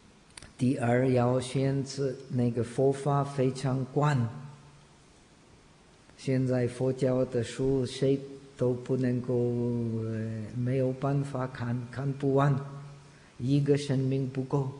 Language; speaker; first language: Chinese; non-native, fluent; Czech